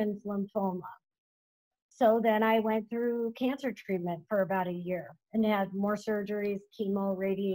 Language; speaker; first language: English; native; English